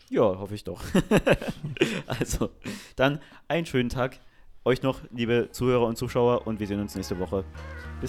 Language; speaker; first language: German; native; German